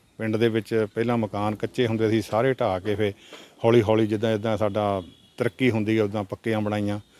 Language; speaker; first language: Punjabi; native; Punjabi